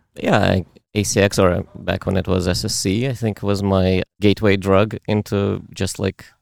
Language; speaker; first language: English; early bilingual, other home language; Russian